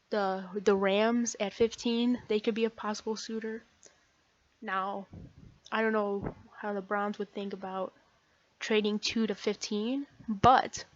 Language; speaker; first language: English; native; English